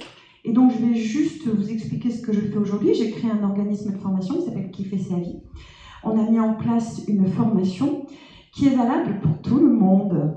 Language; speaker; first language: French; native; French